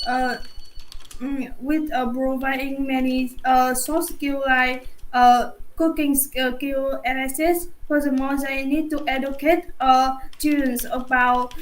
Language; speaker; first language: English; non-native, learner; Vietnamese